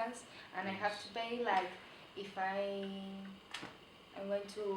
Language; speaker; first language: English; non-native, fluent; Spanish